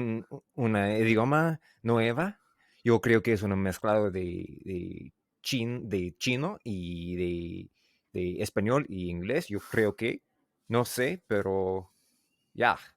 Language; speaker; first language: Spanish; non-native, learner; English